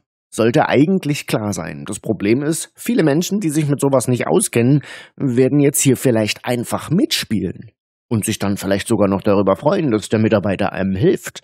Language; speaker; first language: German; native; German